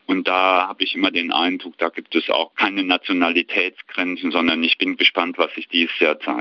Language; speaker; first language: German; native; German